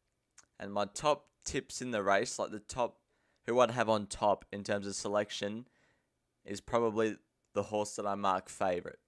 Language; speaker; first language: English; native; English